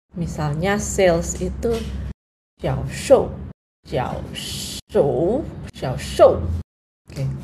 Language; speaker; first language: Indonesian; non-native, local second language; Javanese